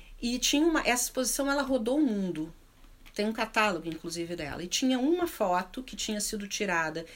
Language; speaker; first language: Portuguese; native; Portuguese